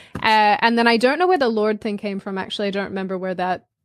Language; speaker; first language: English; native; English